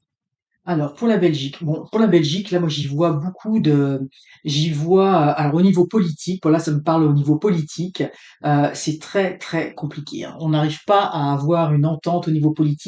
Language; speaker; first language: French; native; French